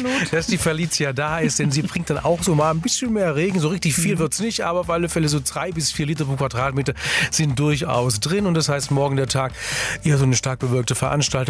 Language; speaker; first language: German; native; German